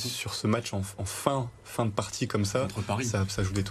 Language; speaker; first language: French; native; French